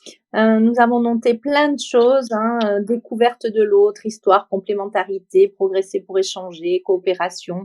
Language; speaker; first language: French; native; French